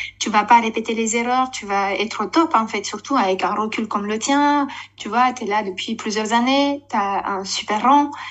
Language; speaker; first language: French; non-native, fluent; Romanian